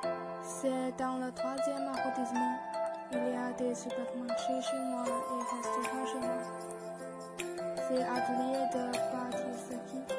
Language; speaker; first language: French; non-native, learner; Chinese